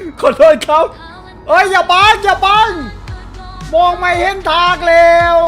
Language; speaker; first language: Thai; native; Thai